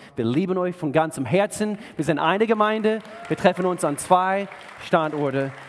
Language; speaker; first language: German; non-native, fluent; English